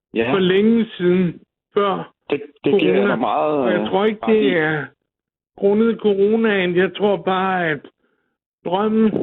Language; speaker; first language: Danish; native; Danish